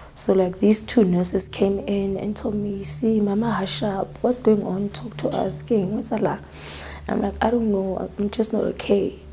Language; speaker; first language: English; non-native, local second language; Southern Sotho